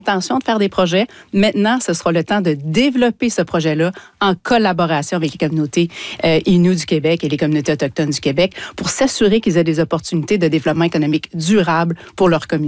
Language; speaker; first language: French; native; French